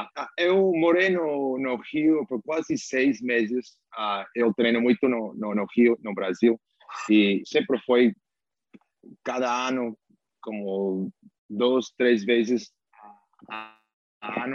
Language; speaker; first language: Portuguese; non-native, fluent; English